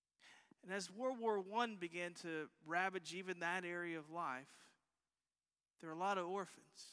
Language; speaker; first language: English; native; English